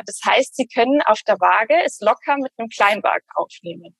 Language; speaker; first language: German; native; German